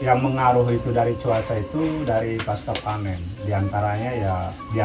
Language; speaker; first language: Indonesian; native; Indonesian